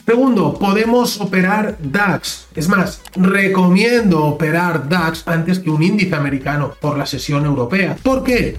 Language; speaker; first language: Spanish; native; Spanish